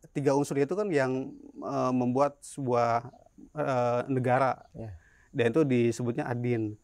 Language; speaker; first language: Indonesian; native; Indonesian